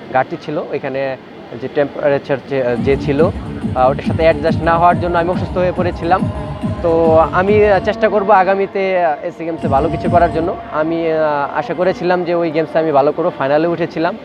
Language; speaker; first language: Bangla; native; Bangla